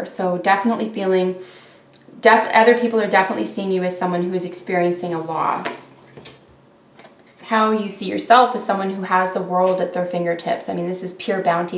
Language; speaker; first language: English; native; English